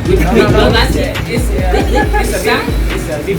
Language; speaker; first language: English; non-native, fluent; Vietnamese